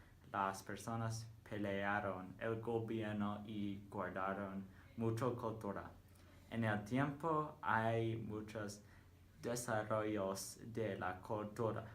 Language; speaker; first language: Spanish; non-native, learner; English